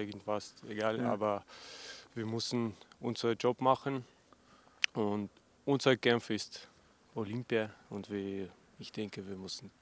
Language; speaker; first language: German; non-native, learner; Russian